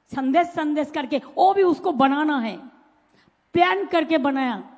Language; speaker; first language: Hindi; non-native, local second language; Bangla